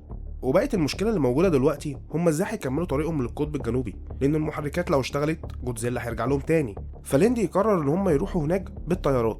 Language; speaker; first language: Arabic; native; Arabic